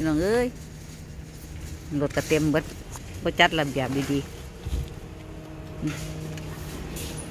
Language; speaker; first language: German; non-native, learner; Thai